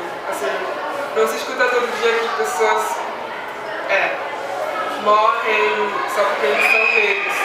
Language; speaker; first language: Portuguese; non-native, fluent; Swiss German